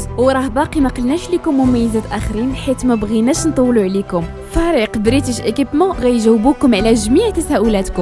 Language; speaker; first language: Arabic; native; Arabic